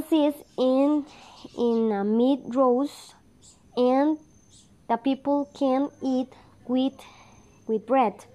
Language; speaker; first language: English; non-native, learner; Spanish